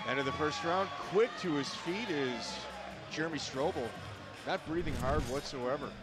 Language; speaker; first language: English; native; English